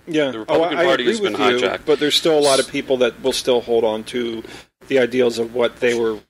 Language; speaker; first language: English; native; English